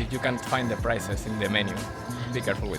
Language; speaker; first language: English; non-native, fluent; Spanish